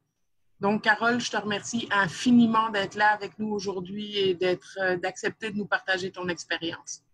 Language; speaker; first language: French; native; French